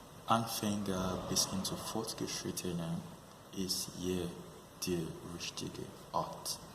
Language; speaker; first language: German; non-native, fluent; Yoruba